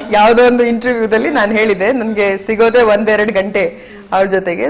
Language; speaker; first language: Kannada; non-native, local second language; Hindi